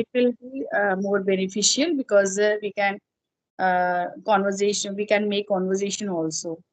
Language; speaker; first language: English; non-native, fluent; Hindi